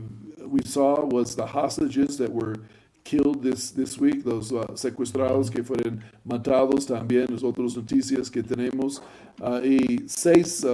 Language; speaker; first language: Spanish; non-native, fluent; English